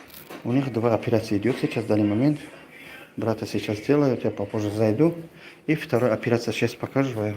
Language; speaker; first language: Russian; non-native, learner; Tajik